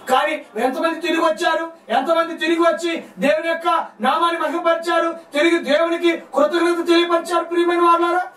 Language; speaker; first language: Telugu; non-native, local second language; Lambadi